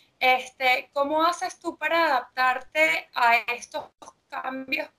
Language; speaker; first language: Spanish; native; Spanish